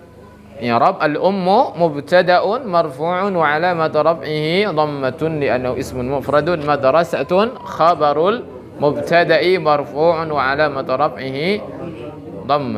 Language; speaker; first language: Arabic; non-native, fluent; Indonesian